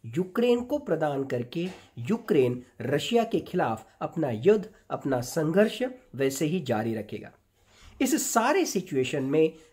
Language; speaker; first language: Hindi; non-native, local second language; Marathi